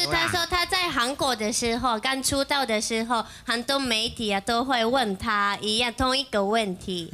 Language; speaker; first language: Chinese; non-native, fluent; Japanese